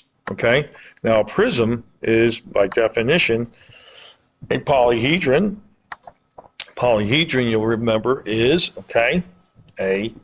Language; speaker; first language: English; native; English